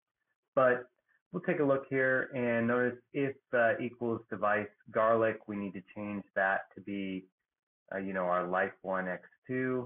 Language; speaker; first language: English; native; English